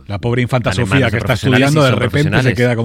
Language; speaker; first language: Spanish; native; Spanish